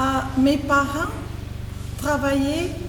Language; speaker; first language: French; non-native, fluent; Spanish